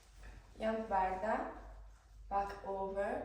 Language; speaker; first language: Albanian; early bilingual, heritage; Albanian